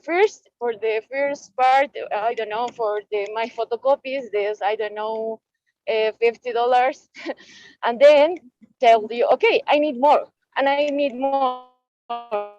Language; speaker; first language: English; non-native, learner; Spanish